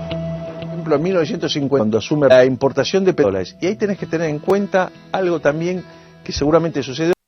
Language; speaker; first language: Spanish; native; Spanish